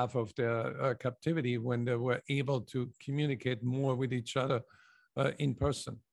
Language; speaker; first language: English; non-native, fluent; German